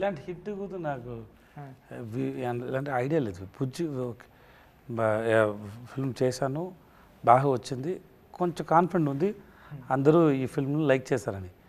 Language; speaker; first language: Telugu; non-native, learner; Tamil